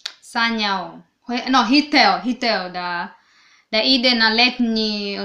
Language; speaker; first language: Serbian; non-native, learner; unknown